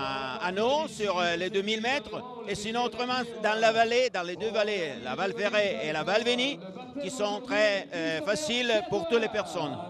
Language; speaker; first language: French; non-native, local second language; Italian